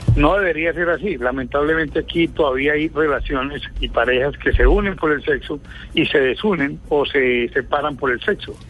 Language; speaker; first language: Spanish; native; Spanish